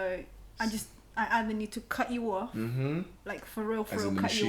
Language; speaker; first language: English; native; English